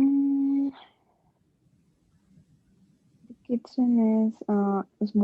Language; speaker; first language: English; non-native, learner; Spanish